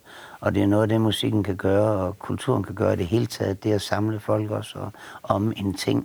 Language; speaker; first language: Danish; native; Danish